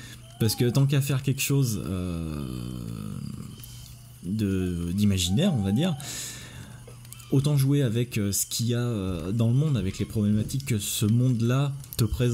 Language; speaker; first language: French; native; French